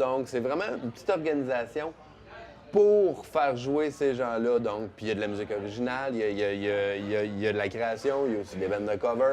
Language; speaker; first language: French; native; French